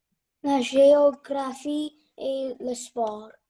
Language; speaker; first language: French; non-native, learner; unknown